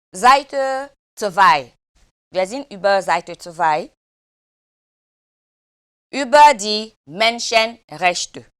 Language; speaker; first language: German; non-native, fluent; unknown